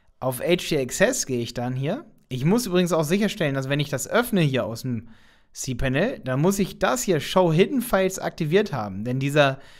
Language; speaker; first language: German; native; German